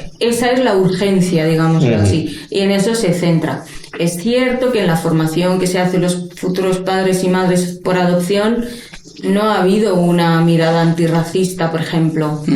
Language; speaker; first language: Spanish; early bilingual, other home language; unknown